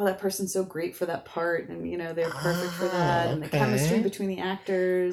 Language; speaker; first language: English; native; English